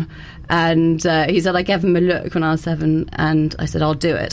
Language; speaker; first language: English; native; English